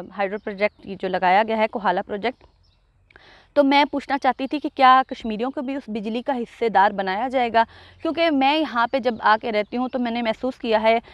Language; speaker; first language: Urdu; non-native, local second language; Punjabi